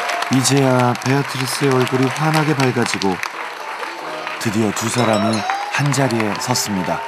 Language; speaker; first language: Korean; native; Korean